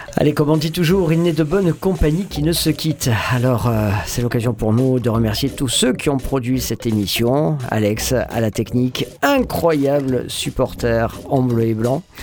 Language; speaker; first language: French; native; French